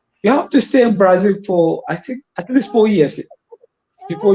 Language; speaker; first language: English; non-native, fluent; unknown